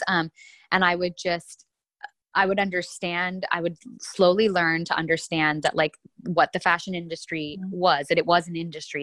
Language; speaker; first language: English; native; English